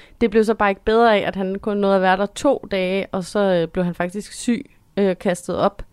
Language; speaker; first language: Danish; native; Danish